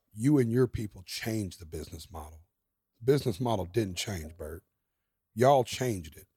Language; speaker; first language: English; native; English